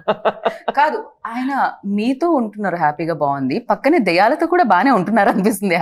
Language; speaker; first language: Telugu; native; Telugu